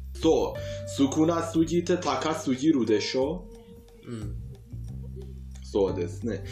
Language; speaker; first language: Japanese; non-native, fluent; Persian